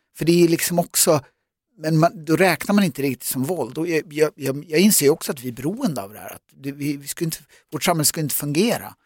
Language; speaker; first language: Swedish; native; Swedish